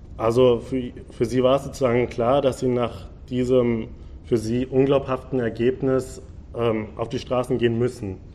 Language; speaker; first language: German; native; German